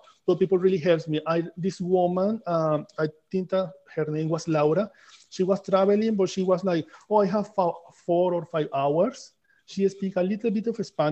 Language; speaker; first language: English; non-native, fluent; Spanish